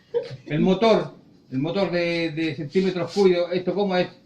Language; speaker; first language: Spanish; native; Spanish